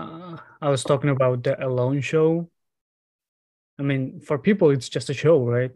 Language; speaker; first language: English; non-native, fluent; Mongolian